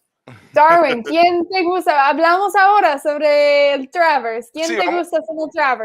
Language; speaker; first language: Spanish; non-native, fluent; English